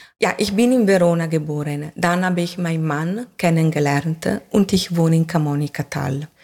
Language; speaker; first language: German; non-native, fluent; Italian